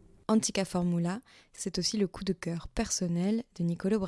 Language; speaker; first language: French; native; French